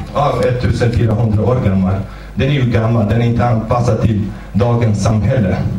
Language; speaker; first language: Swedish; non-native, fluent; Kurdish